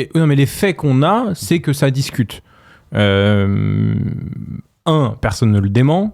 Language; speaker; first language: French; native; French